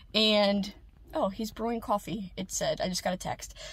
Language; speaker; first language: English; native; English